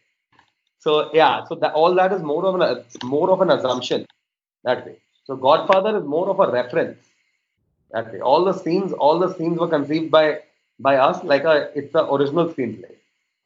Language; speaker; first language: English; non-native, local second language; Hindi